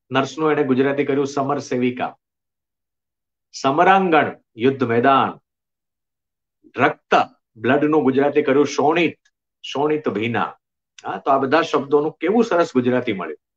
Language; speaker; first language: Gujarati; native; Gujarati